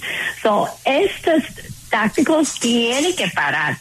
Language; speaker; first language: Spanish; non-native, fluent; English